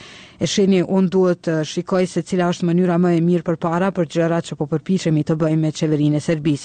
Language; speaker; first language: Albanian; native; Albanian